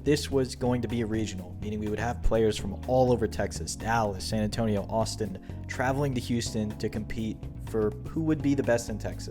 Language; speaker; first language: English; native; English